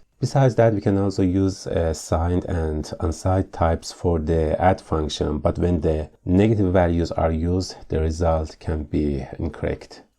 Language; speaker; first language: English; non-native, fluent; Persian